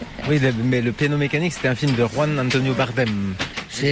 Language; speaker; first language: French; native; French